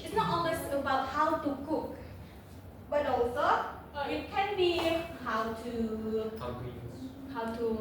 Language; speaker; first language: English; non-native, learner; Indonesian